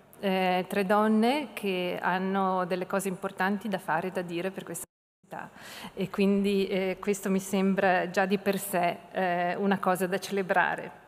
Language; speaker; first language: Italian; native; Italian